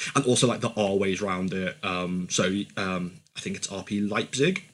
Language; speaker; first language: English; native; English